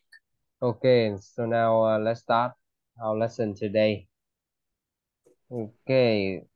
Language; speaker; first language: English; non-native, fluent; Vietnamese